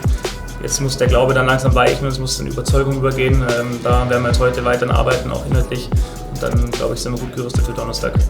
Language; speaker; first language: German; native; German